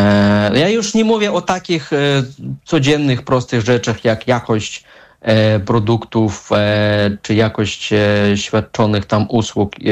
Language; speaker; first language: Polish; non-native, fluent; Russian